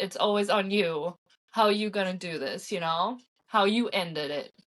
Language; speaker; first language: English; early bilingual, heritage; English